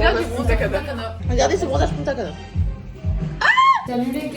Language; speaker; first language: French; native; French